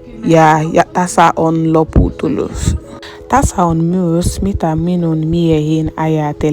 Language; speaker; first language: Finnish; non-native, learner; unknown